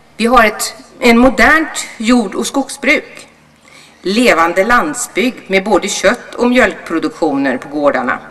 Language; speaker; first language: Swedish; native; Swedish